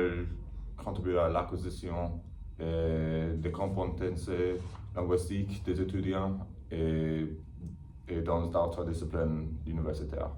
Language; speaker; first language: French; non-native, learner; English